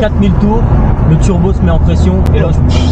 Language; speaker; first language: French; native; French